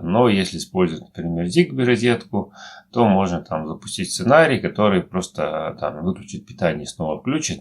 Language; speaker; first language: Russian; native; Russian